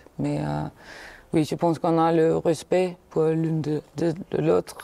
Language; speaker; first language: French; non-native, fluent; Danish